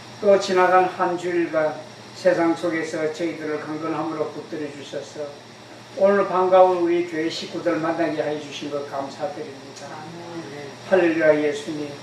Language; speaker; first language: Korean; native; Korean